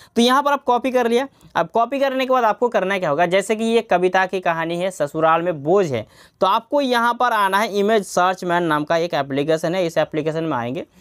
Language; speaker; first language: Hindi; non-native, local second language; Bangla